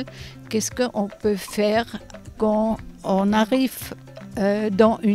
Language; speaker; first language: French; non-native, learner; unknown